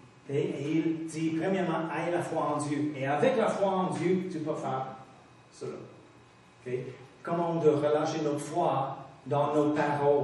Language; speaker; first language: French; non-native, fluent; English